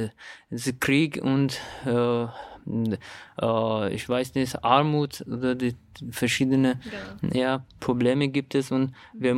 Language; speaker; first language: German; non-native, learner; Persian